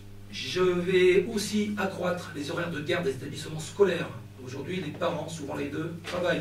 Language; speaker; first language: French; native; French